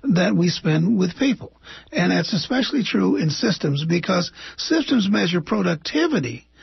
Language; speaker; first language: English; native; English